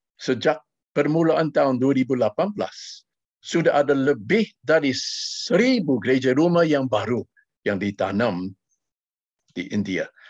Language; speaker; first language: Malay; non-native, fluent; English